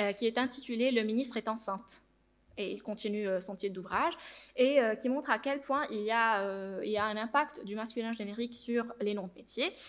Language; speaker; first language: French; non-native, local second language; Arabic